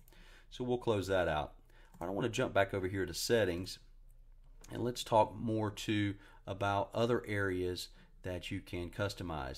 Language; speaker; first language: English; native; English